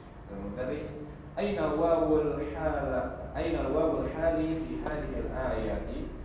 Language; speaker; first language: Arabic; non-native, learner; Indonesian